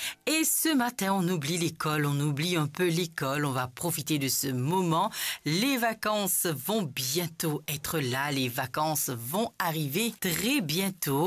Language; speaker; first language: French; non-native, local second language; Morisyen